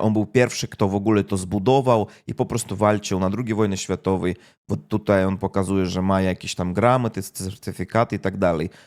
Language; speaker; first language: Polish; non-native, fluent; Russian